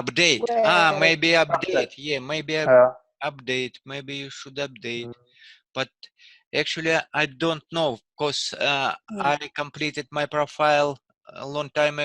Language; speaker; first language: English; non-native, learner; Russian